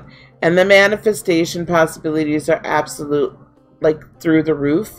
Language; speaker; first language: English; native; English